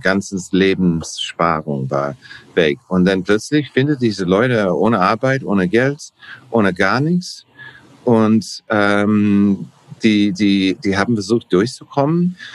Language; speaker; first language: German; non-native, learner; English